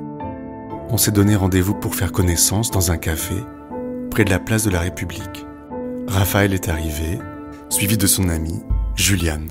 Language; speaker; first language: French; native; French